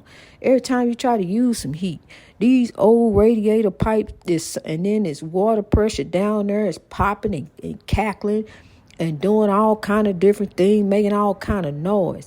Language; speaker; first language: English; native; English